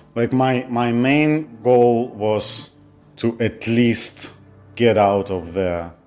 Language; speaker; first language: English; non-native, fluent; Kazakh